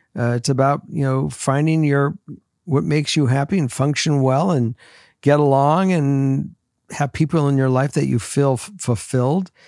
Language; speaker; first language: English; native; English